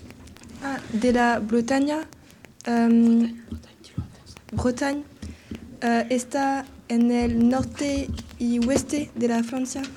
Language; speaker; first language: Spanish; non-native, learner; French